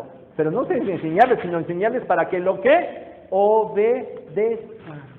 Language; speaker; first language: Spanish; native; Spanish